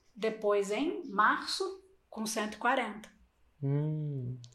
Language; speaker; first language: Portuguese; non-native, local second language; Spanish